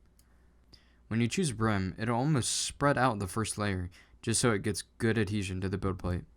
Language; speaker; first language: English; native; English